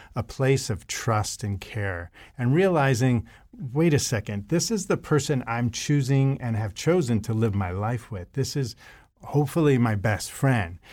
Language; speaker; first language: English; native; English